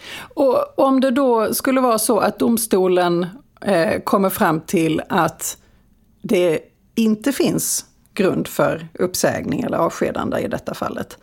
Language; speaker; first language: Swedish; native; Swedish